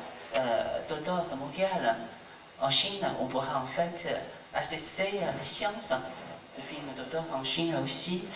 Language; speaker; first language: French; non-native, fluent; Chinese